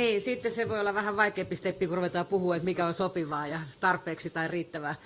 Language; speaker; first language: Finnish; native; Finnish